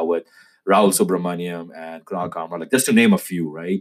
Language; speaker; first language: English; non-native, local second language; Urdu